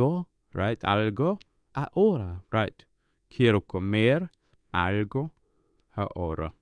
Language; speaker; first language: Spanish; non-native, learner; English